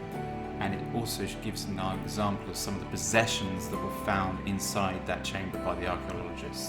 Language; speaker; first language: English; native; English